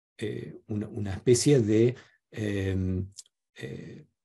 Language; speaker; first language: Spanish; non-native, fluent; German